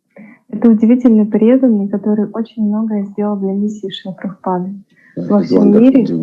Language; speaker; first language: Russian; native; Russian